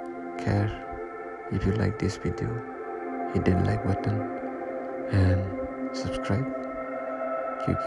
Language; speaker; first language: Hindi; non-native, local second language; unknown